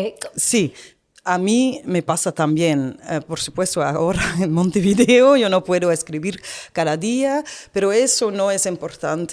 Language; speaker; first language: Spanish; non-native, learner; Dutch